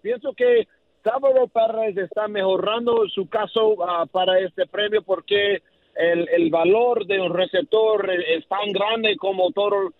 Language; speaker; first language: Spanish; non-native, learner; English